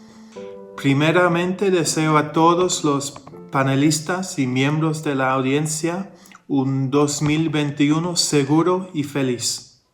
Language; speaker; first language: Spanish; non-native, fluent; English